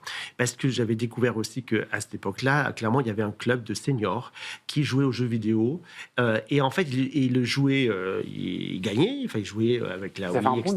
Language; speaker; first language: French; native; French